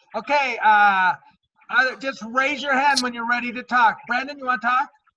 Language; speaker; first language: English; native; English